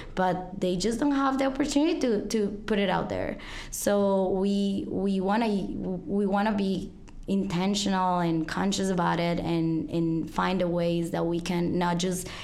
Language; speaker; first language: English; non-native, fluent; Spanish